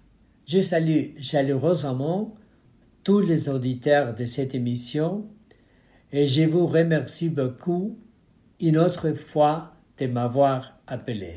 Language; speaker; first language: French; non-native, fluent; Spanish